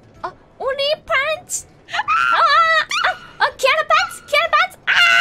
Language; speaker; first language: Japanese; non-native, learner; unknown